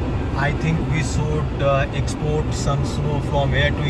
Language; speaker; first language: English; non-native, local second language; Hindi